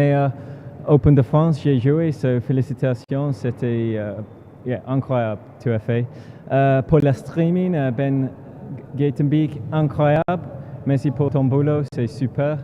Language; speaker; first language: French; non-native, learner; English